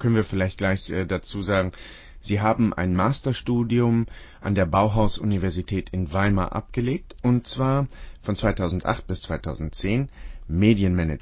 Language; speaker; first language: German; native; German